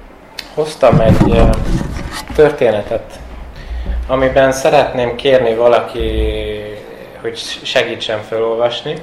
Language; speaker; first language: Hungarian; early bilingual, heritage; Hungarian